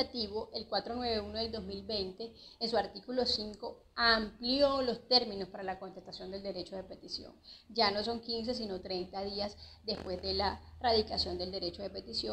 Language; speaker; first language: Spanish; native; Spanish